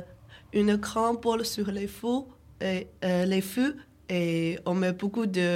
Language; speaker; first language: French; non-native, learner; Chinese